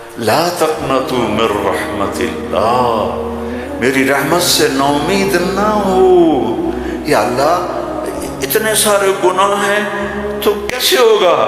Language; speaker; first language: Urdu; non-native, local second language; Punjabi